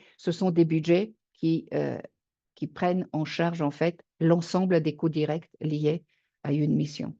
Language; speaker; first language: French; native; French